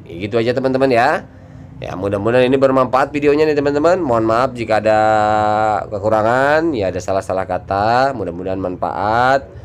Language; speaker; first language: Indonesian; native; Indonesian